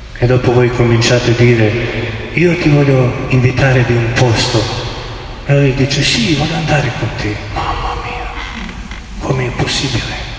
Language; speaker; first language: Italian; non-native, fluent; Croatian